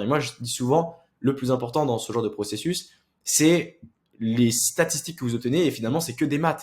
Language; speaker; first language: French; native; French